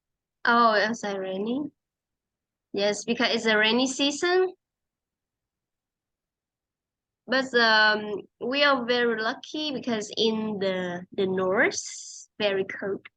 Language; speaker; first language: English; non-native, fluent; Vietnamese